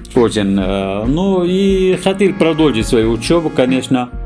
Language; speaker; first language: Russian; non-native, fluent; Arabic